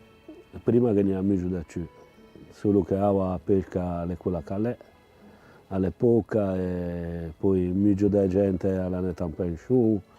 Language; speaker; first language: Italian; non-native, local second language; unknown